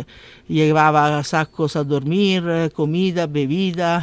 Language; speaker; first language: Spanish; non-native, learner; Italian